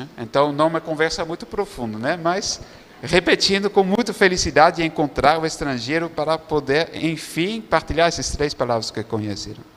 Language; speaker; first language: Portuguese; non-native, fluent; Dutch